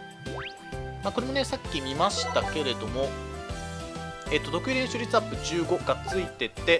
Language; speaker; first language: Japanese; native; Japanese